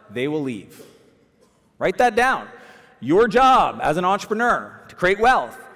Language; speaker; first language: English; native; English